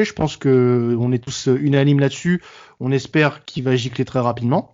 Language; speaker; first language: French; native; French